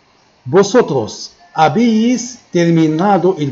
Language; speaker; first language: Spanish; non-native, fluent; Arabic